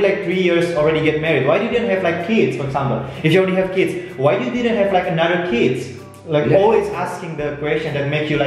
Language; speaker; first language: English; non-native, learner; Indonesian